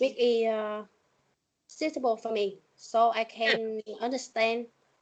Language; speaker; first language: English; non-native, learner; Vietnamese